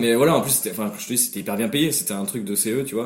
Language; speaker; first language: French; native; French